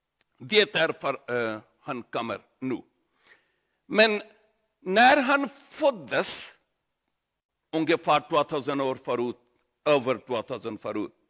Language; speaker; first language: Swedish; non-native, learner; Urdu